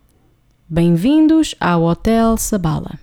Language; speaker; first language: Portuguese; non-native, fluent; English